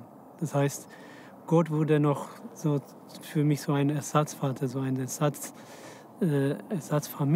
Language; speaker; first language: German; non-native, fluent; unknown